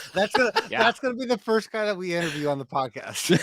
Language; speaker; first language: English; native; English